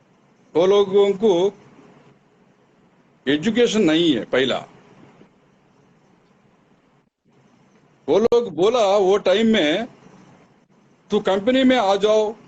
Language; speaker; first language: Hindi; non-native, local second language; Telugu